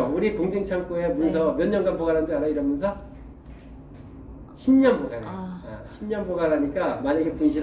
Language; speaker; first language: Korean; native; Korean